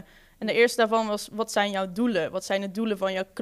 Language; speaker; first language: Dutch; native; Dutch